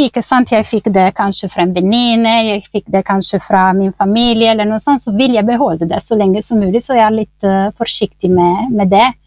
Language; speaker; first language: Norwegian; non-native, fluent; Italian